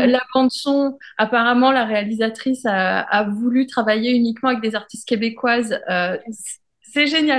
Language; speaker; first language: French; native; French